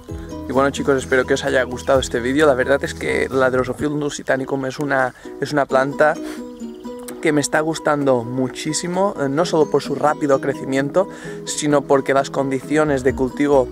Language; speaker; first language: Spanish; native; Spanish